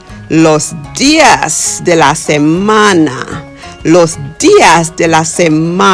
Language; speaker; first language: Spanish; non-native, learner; English